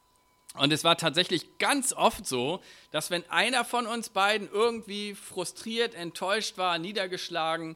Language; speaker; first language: German; native; German